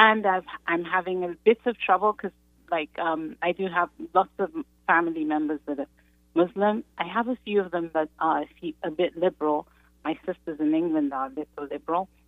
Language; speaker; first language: English; non-native, local second language; Yoruba